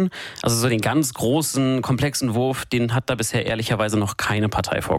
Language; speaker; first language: German; native; German